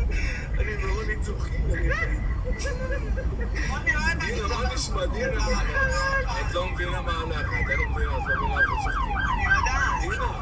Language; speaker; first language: Hebrew; native; Hebrew